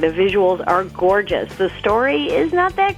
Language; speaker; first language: English; native; English